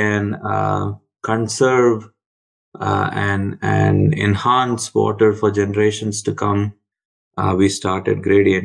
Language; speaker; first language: English; non-native, local second language; Tamil